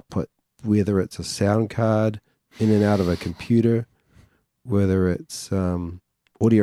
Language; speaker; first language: English; native; English